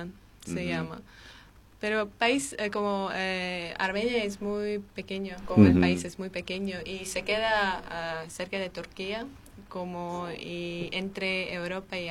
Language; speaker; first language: Spanish; non-native, fluent; Armenian